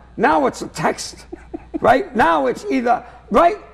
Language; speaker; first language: English; native; English